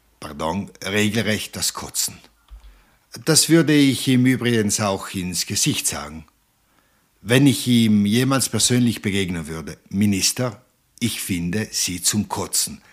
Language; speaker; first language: German; non-native, local second language; Ladin